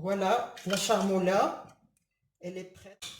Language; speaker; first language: French; non-native, local second language; Arabic